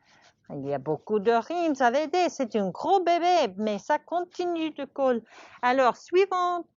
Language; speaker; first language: French; non-native, learner; English